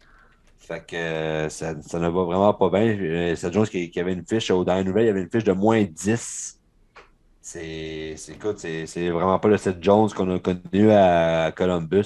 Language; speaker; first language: French; native; French